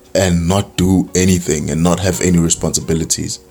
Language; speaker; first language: English; non-native, local second language; Zulu